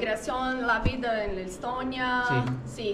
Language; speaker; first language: Spanish; non-native, learner; Portuguese